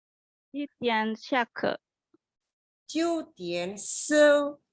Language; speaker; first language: Chinese; non-native, learner; Indonesian